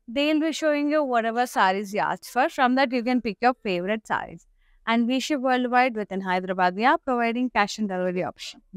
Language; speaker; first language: English; non-native, local second language; Telugu